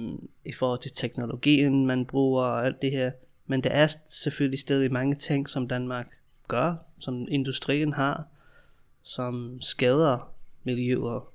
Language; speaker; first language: Danish; non-native, fluent; English